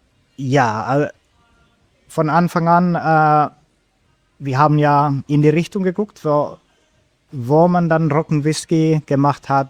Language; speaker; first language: German; non-native, fluent; Finnish